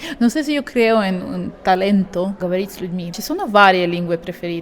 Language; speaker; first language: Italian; non-native, learner; Russian